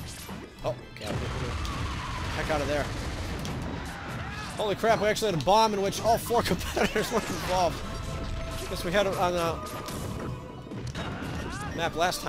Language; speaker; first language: English; native; English